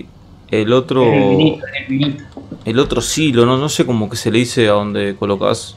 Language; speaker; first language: Spanish; native; Spanish